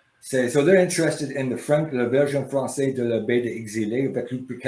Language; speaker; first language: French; non-native, learner; English